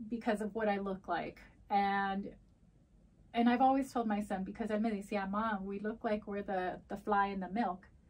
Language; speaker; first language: English; early bilingual, other home language; Spanish